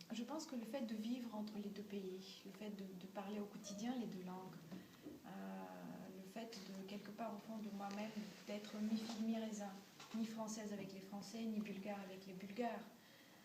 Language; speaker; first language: French; non-native, fluent; Bulgarian